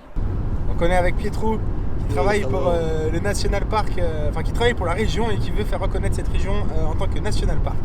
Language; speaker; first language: French; native; French